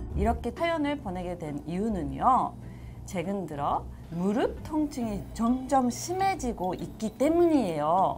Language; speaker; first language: Korean; non-native, fluent; English